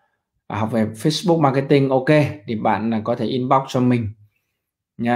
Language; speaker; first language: Vietnamese; native; Vietnamese